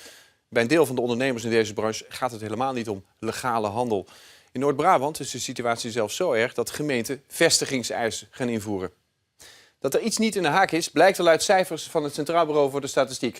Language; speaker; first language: Dutch; native; Dutch